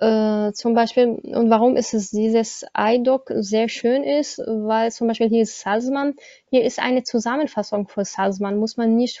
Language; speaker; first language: German; non-native, learner; Arabic